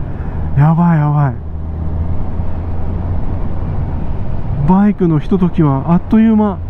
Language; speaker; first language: Japanese; native; Japanese